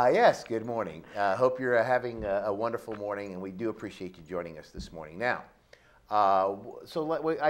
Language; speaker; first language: English; native; English